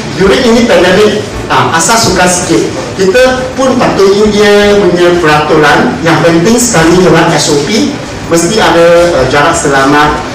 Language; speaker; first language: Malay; non-native, local second language; Chinese